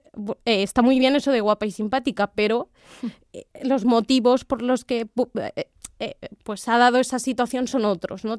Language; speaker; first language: Spanish; native; Spanish